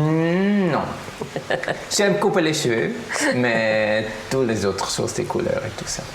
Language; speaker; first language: French; non-native, fluent; German